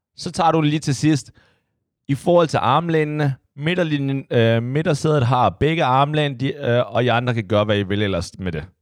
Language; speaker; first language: Danish; non-native, fluent; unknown